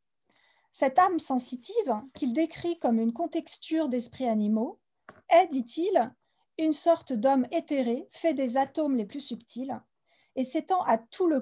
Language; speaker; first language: French; native; French